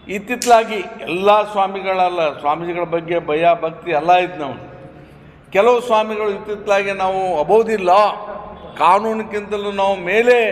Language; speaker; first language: Kannada; native; Kannada